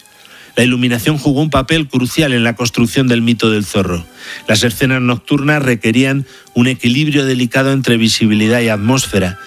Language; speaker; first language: Spanish; native; Spanish